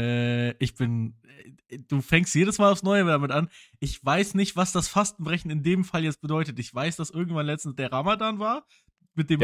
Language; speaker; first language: German; native; German